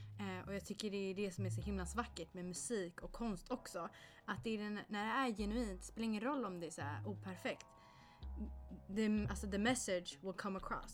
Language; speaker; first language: Swedish; native; Swedish